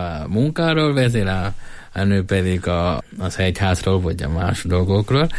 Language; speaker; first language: Hungarian; non-native, learner; Spanish